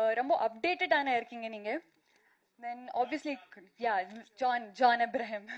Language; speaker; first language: Tamil; non-native, fluent; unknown